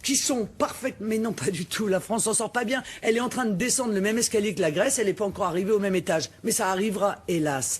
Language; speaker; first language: French; native; French